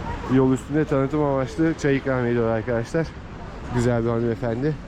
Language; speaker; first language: Turkish; native; Turkish